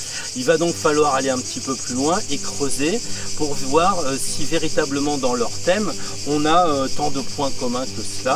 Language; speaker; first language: French; native; French